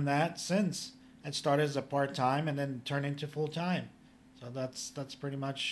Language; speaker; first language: English; non-native, fluent; Polish